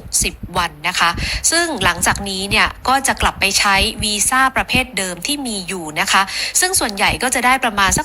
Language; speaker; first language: Thai; native; Thai